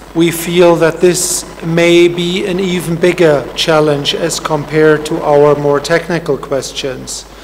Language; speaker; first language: English; non-native, fluent; German